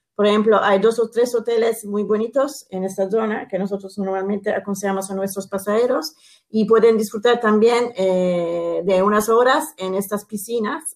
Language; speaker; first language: Spanish; non-native, fluent; Italian